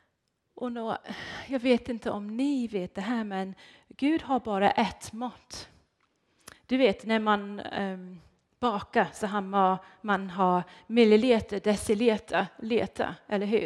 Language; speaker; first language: Swedish; non-native, fluent; English